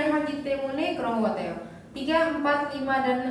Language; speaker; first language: Korean; non-native, fluent; Indonesian